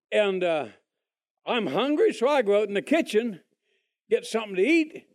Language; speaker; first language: English; native; English